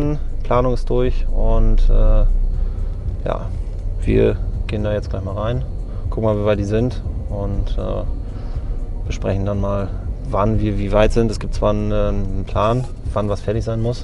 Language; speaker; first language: German; native; German